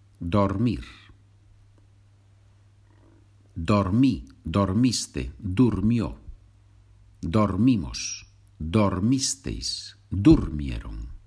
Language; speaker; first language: Spanish; non-native, fluent; English